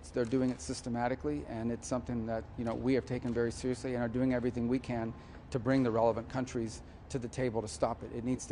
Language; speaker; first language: English; native; English